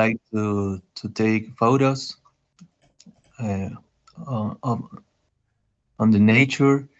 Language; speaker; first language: English; non-native, learner; Spanish